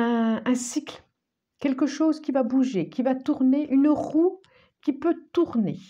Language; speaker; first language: French; native; French